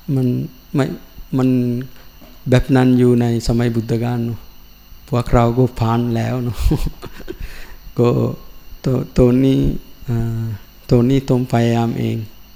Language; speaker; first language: Thai; non-native, learner; Sinhala